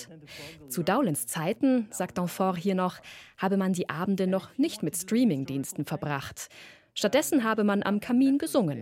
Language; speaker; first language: German; native; German